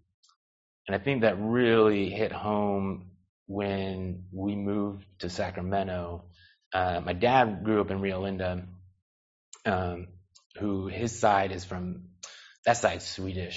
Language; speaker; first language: English; native; English